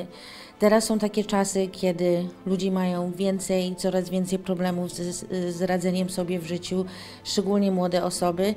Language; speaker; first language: Polish; early bilingual, heritage; English